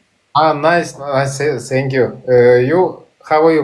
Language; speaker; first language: English; non-native, learner; Russian